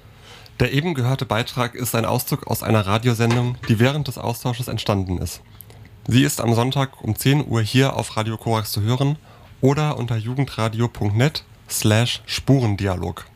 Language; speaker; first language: German; native; German